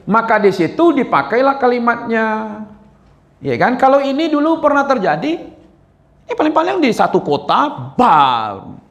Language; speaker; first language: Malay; non-native, local second language; Minangkabau